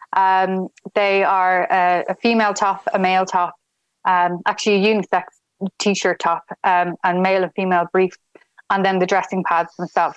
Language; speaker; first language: English; native; English